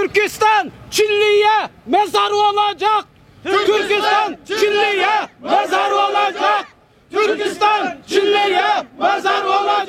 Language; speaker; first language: Turkish; non-native, fluent; Uyghur